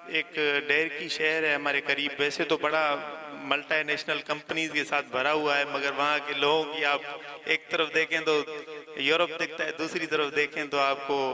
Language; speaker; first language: Urdu; non-native, local second language; Saraiki